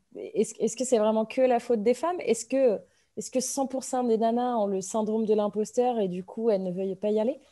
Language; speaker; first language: French; native; French